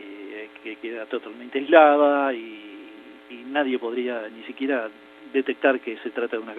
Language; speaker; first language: Spanish; native; Spanish